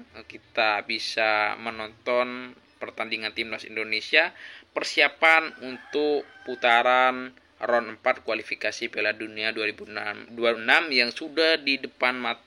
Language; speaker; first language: Indonesian; native; Indonesian